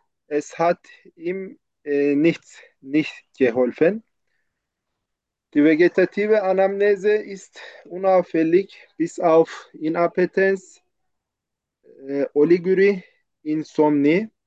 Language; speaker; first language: German; non-native, learner; Turkish